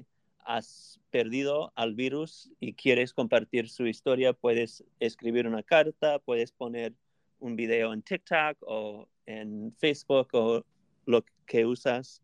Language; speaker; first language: Spanish; non-native, fluent; English